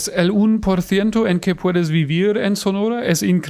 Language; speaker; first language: Spanish; non-native, fluent; German